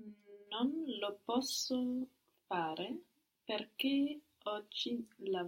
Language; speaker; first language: Italian; non-native, learner; English